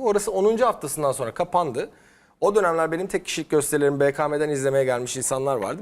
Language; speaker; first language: Turkish; native; Turkish